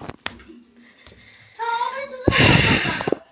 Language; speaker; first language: Turkish; non-native, learner; Azerbaijani